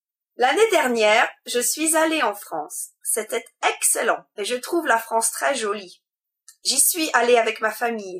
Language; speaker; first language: French; non-native, learner; English